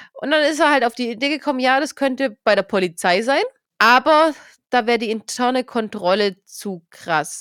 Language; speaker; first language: German; native; German